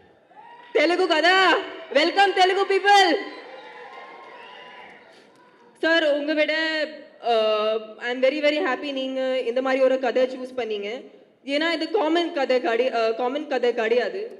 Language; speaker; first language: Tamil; non-native, fluent; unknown